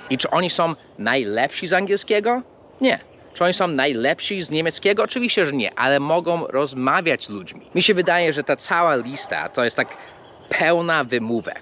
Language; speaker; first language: Polish; early bilingual, heritage; English